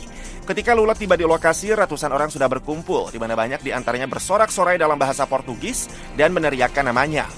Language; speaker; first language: Indonesian; native; Indonesian